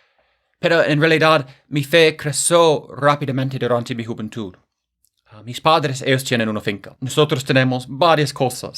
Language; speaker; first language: Spanish; non-native, fluent; English